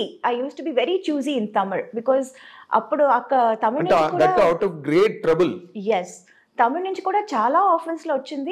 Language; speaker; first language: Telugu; non-native, local second language; Tamil